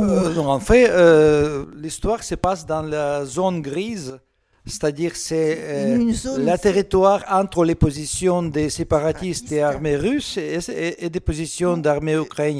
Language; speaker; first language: French; non-native, learner; Russian